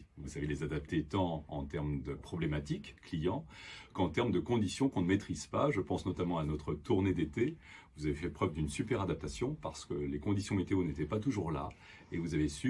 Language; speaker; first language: French; native; French